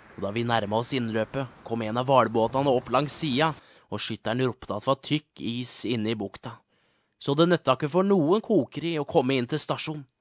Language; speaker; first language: Norwegian; native; Norwegian